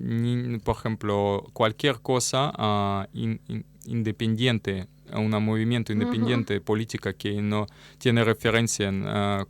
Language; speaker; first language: Spanish; non-native, learner; Russian